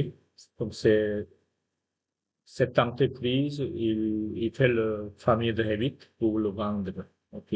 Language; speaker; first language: French; non-native, fluent; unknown